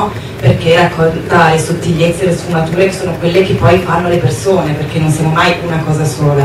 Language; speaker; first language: Italian; native; Italian